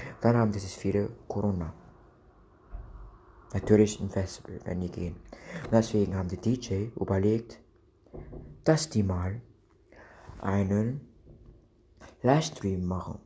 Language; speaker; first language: German; non-native, local second language; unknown